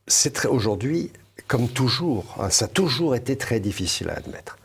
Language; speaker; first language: French; native; French